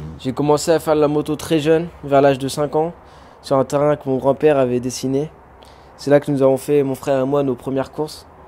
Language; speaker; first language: French; native; French